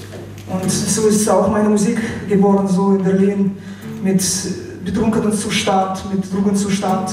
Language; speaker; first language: German; non-native, fluent; Russian